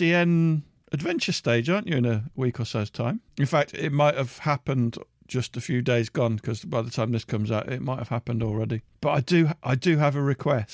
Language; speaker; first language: English; native; English